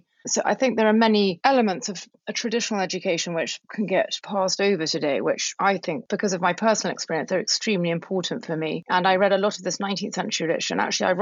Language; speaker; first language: English; native; English